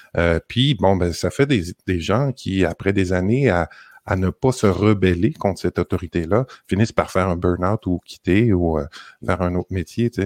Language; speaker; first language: French; native; French